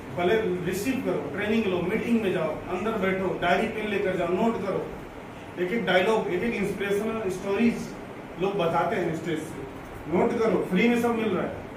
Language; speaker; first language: Hindi; native; Hindi